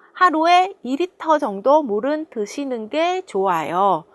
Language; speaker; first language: Korean; non-native, fluent; Vietnamese